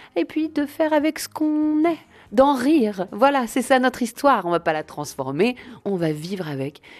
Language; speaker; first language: French; native; French